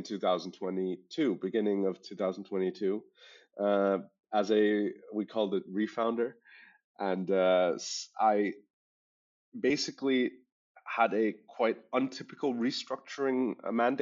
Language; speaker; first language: English; non-native, local second language; German